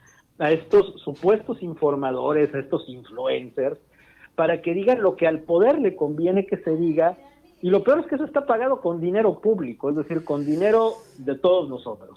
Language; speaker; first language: Spanish; native; Spanish